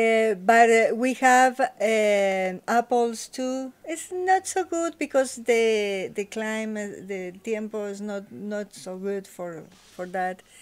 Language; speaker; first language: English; non-native, learner; Spanish